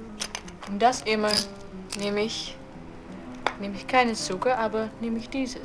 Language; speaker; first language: German; non-native, learner; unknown